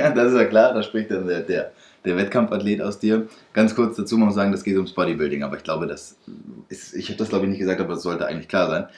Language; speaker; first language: German; native; German